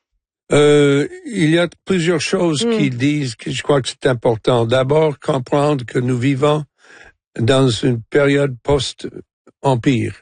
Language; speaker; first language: French; non-native, local second language; English